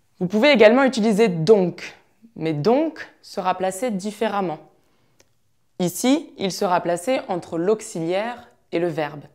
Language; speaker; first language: French; native; French